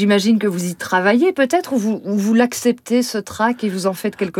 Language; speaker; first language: French; native; French